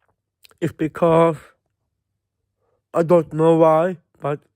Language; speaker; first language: English; non-native, fluent; Swedish